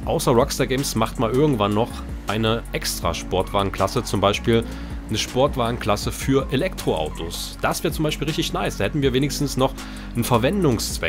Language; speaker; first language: German; native; German